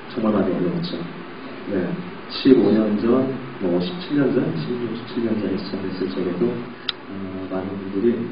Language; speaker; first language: Korean; native; Korean